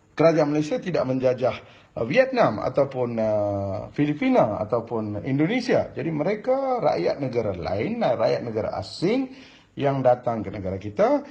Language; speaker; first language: Malay; non-native, local second language; Tamil